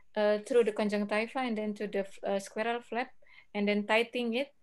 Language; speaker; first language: English; non-native, fluent; Indonesian